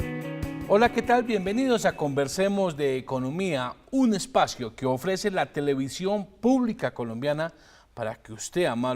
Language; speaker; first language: Spanish; native; Spanish